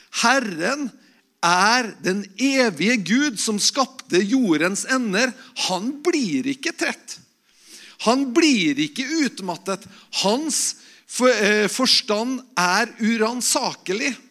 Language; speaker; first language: Norwegian; native; Norwegian